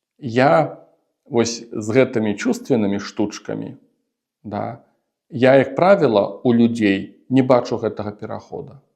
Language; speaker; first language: Belarusian; non-native, local second language; Russian